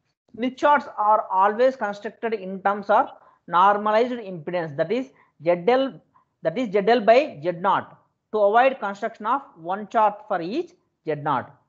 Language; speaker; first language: English; non-native, local second language; Telugu